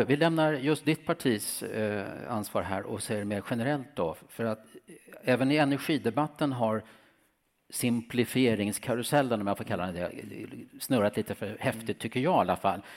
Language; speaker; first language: Swedish; native; Swedish